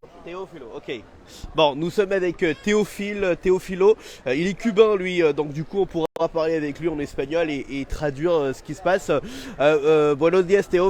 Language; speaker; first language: French; native; French